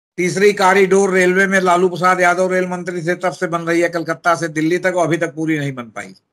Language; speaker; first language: Hindi; native; Hindi